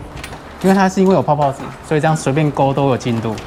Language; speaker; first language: Chinese; native; Chinese